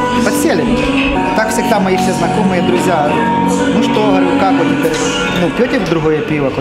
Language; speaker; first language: Russian; native; Russian